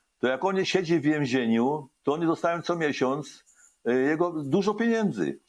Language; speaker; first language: Polish; early bilingual, heritage; Hebrew